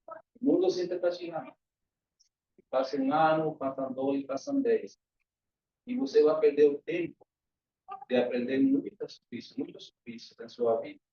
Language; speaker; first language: Portuguese; non-native, learner; Spanish